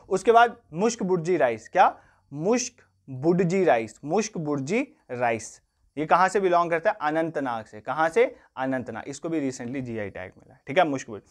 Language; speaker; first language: Hindi; non-native, local second language; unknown